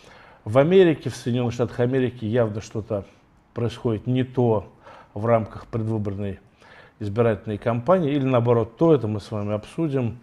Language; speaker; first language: Russian; native; Russian